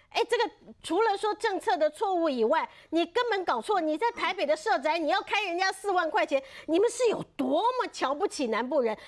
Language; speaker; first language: Chinese; native; Chinese